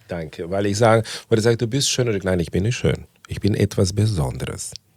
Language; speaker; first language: German; non-native, fluent; Portuguese